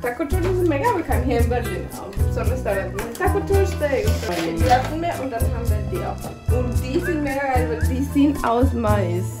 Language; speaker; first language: German; non-native, learner; Spanish